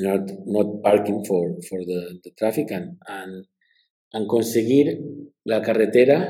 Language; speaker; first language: English; non-native, learner; Spanish